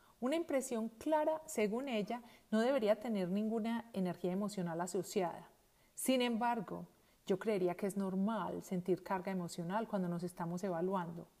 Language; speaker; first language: Spanish; native; Spanish